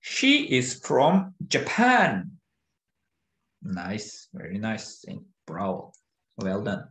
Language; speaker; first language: English; non-native, fluent; Turkish